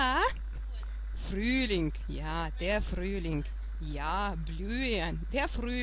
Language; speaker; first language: German; non-native, fluent; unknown